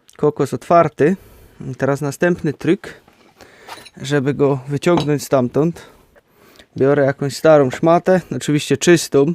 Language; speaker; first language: Polish; native; Polish